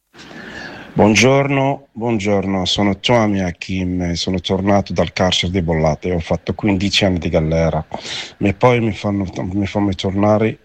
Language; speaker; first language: Italian; non-native, learner; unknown